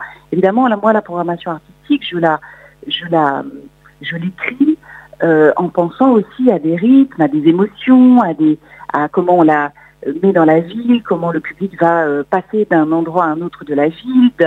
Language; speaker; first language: French; native; French